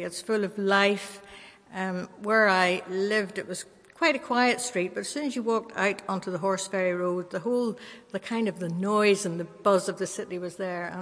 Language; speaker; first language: English; native; English